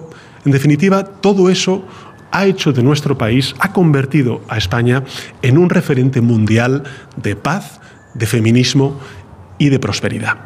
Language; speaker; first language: Spanish; native; Spanish